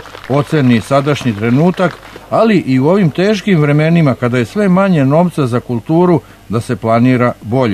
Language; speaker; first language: Serbian; native; Serbian